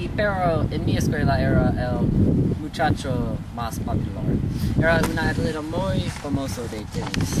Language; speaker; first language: Spanish; non-native, learner; English